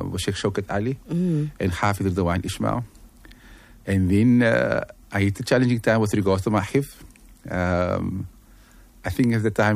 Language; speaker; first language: English; non-native, local second language; Afrikaans